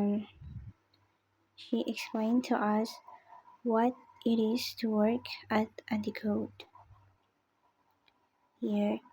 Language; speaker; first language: English; non-native, learner; Indonesian